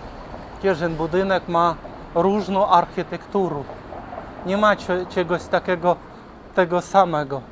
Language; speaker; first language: Polish; non-native, learner; Ukrainian